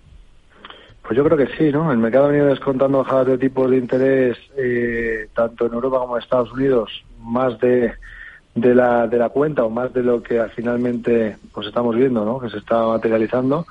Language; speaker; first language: Spanish; native; Spanish